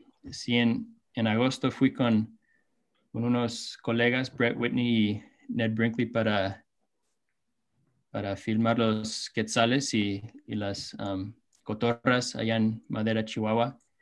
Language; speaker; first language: Spanish; non-native, fluent; English